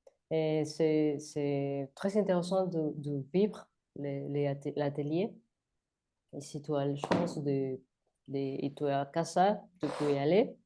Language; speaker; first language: French; non-native, learner; Spanish